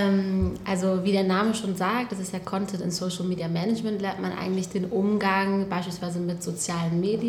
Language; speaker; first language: German; native; German